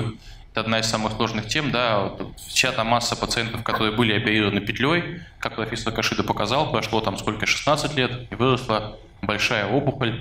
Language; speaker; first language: Russian; native; Russian